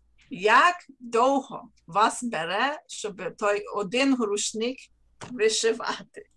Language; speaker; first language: Ukrainian; early bilingual, heritage; Ukrainian